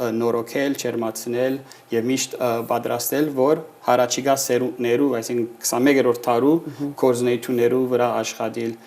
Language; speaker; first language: Armenian; early bilingual, heritage; Armenian